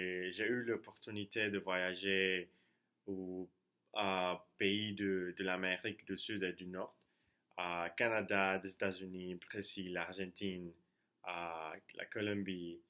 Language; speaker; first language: French; non-native, learner; Spanish